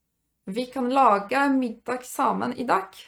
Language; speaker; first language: Norwegian; non-native, fluent; Polish